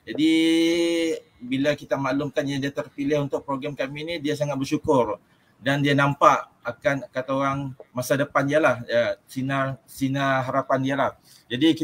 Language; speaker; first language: Malay; native; Malay